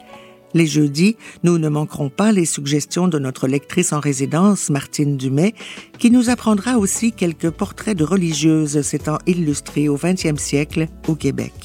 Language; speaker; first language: French; native; French